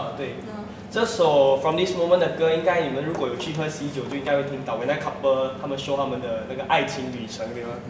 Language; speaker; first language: Chinese; native; Chinese